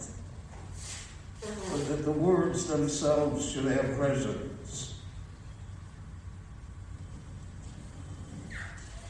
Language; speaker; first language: English; early bilingual, other home language; Yiddish